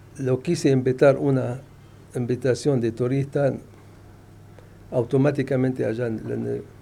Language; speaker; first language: Spanish; non-native, fluent; Arabic